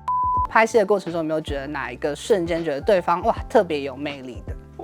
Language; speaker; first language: Chinese; native; Chinese